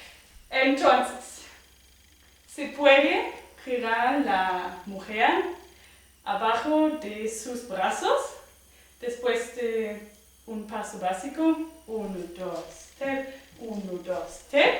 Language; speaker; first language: Spanish; non-native, fluent; German